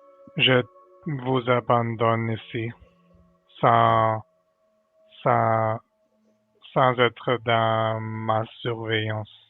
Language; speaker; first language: French; non-native, learner; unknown